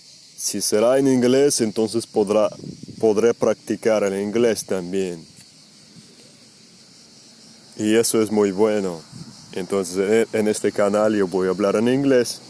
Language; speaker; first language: Spanish; non-native, fluent; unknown